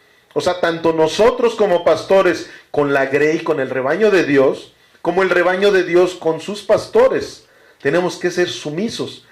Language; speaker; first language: Spanish; native; Spanish